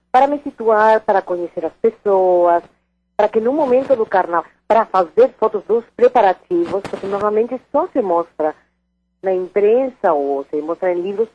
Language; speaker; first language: Portuguese; non-native, fluent; Spanish